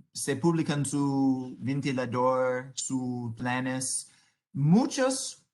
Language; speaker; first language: Spanish; non-native, learner; English